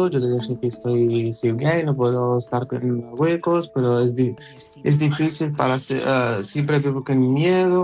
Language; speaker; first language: Spanish; non-native, learner; Arabic